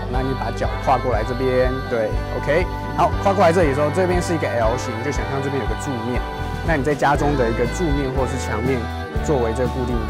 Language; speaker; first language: Chinese; native; Chinese